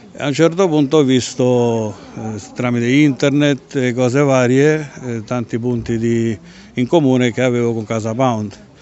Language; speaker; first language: Italian; non-native, fluent; Romanian